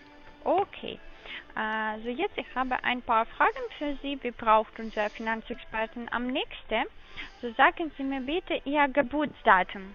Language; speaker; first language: German; non-native, learner; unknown